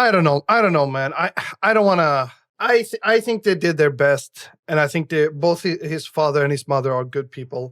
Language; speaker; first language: English; native; English